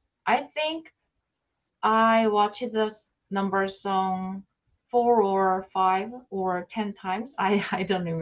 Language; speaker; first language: English; non-native, learner; Korean